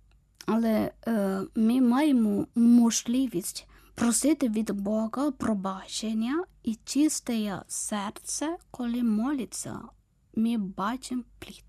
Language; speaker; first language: Ukrainian; non-native, fluent; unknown